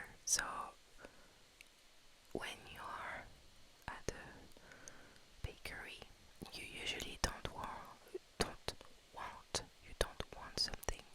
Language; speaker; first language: English; non-native, fluent; French